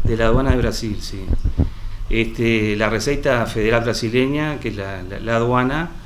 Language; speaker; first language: Spanish; native; Spanish